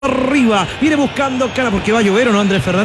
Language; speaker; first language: Spanish; native; Spanish